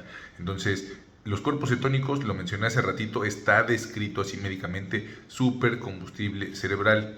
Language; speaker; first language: Spanish; native; Spanish